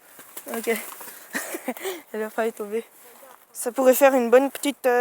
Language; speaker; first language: French; native; French